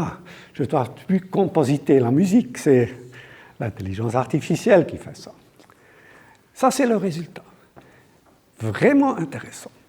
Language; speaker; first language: French; non-native, local second language; German